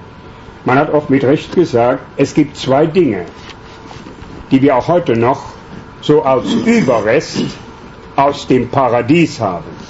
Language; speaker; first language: German; native; German